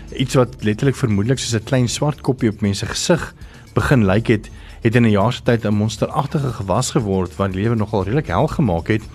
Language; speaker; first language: Afrikaans; native; Afrikaans